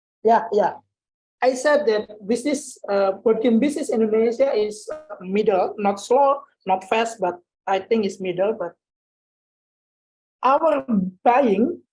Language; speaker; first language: English; non-native, learner; Indonesian